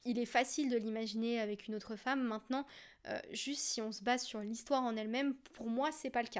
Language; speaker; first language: French; native; French